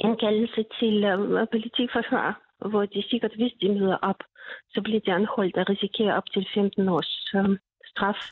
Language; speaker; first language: Danish; non-native, fluent; Russian